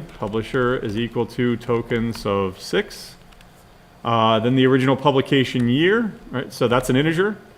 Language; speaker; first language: English; native; English